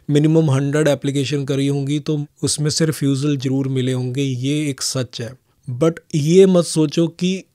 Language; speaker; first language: Hindi; non-native, local second language; Punjabi